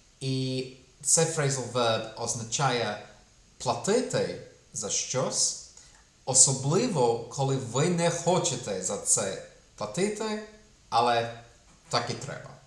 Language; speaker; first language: Ukrainian; non-native, fluent; English